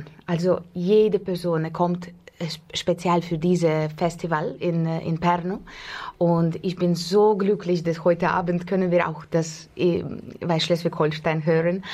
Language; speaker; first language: German; non-native, fluent; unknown